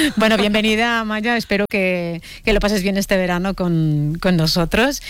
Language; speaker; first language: Spanish; native; Spanish